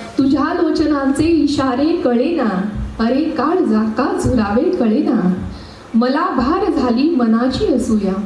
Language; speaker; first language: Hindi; non-native, local second language; Marathi